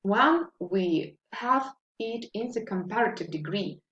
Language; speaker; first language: English; non-native, fluent; Ukrainian